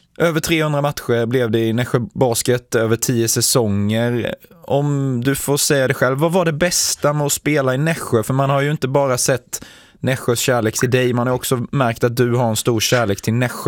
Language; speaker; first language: Swedish; native; Swedish